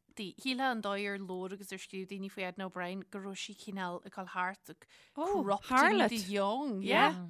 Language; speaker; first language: Irish; native; Irish